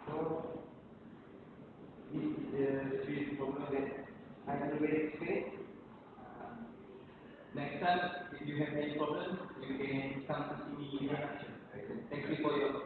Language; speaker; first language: English; non-native, local second language; Malay